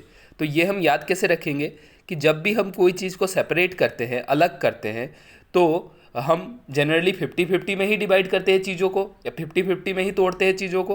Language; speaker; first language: Hindi; native; Hindi